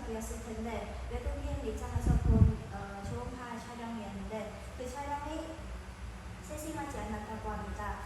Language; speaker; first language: Korean; non-native, fluent; Khmer